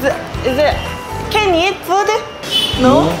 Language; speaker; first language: English; non-native, learner; Korean